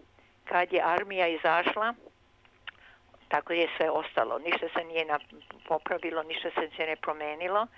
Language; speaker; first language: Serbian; early bilingual, heritage; Serbian